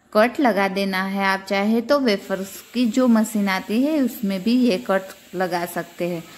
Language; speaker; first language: Hindi; non-native, local second language; Gujarati